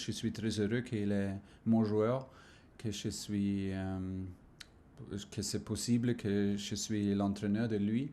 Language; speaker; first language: French; non-native, learner; German